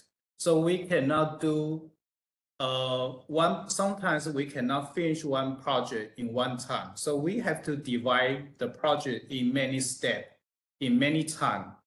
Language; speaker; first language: English; non-native, fluent; Chinese